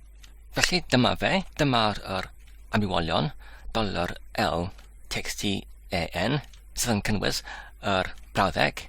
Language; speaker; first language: Welsh; non-native, learner; English